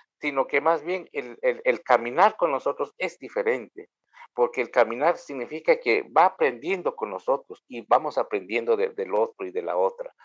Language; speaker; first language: Spanish; non-native, local second language; Kʼicheʼ